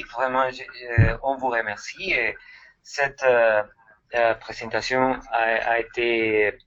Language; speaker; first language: French; non-native, fluent; Spanish